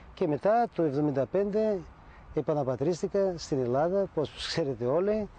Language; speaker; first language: Greek; early bilingual, heritage; Greek